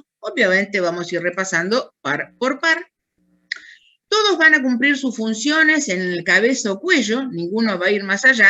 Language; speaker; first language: Spanish; native; Spanish